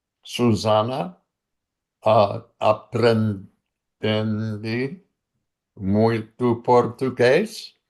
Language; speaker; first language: Portuguese; non-native, learner; English